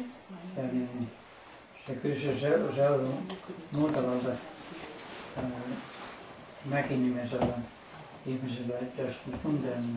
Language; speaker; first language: Finnish; early bilingual, heritage; English